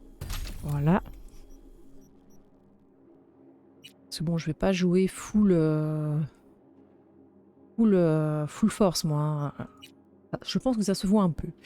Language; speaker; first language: French; native; French